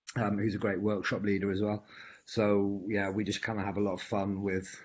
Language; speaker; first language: English; native; English